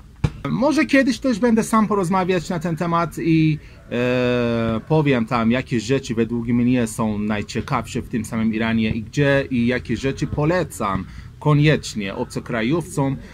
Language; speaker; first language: Polish; non-native, learner; Persian